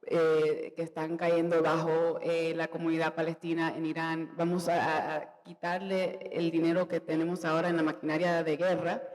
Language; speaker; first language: Spanish; early bilingual, heritage; Spanish